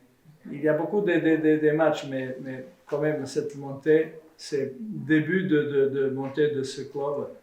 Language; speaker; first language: French; non-native, fluent; Serbian